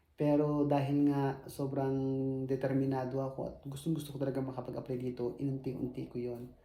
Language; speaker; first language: Filipino; native; Filipino